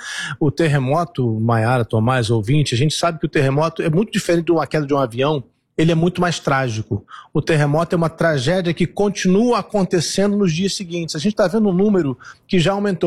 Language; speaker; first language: Portuguese; native; Portuguese